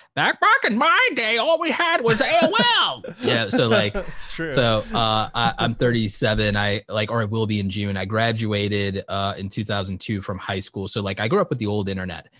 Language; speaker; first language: English; native; English